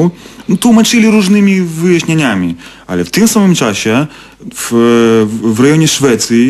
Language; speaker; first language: Polish; non-native, fluent; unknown